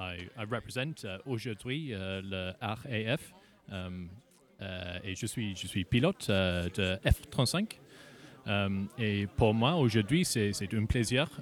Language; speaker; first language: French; non-native, learner; English